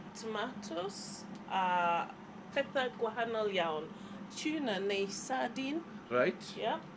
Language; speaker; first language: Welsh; non-native, learner; English